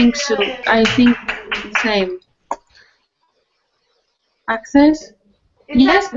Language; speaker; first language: English; non-native, learner; Spanish